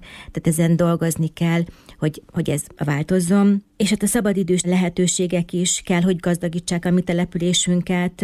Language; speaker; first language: Hungarian; native; Hungarian